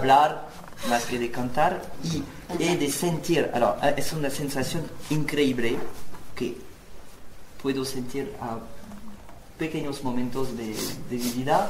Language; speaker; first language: Spanish; non-native, learner; French